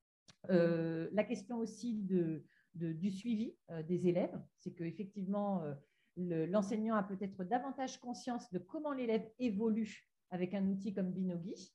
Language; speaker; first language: French; native; French